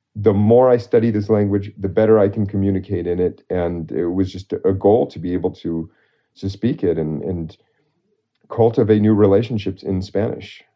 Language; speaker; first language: English; native; English